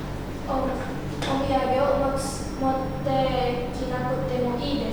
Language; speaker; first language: Japanese; non-native, learner; Indonesian